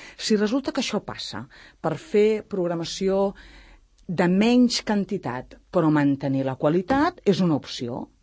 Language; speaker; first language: Catalan; native; Catalan